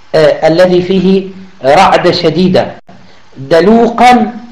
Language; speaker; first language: Arabic; native; Arabic